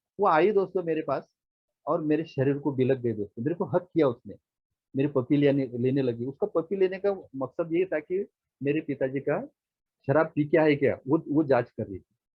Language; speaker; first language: Hindi; non-native, local second language; Marathi